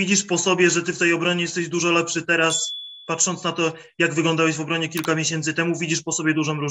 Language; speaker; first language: Polish; native; Polish